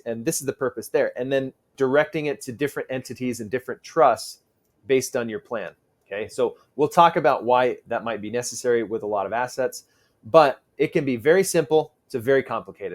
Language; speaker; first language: English; native; English